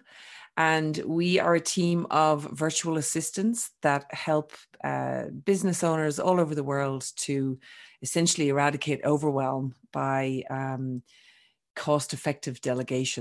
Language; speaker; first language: English; native; English